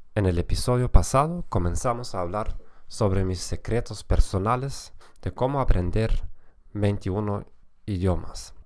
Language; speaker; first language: Spanish; non-native, fluent; German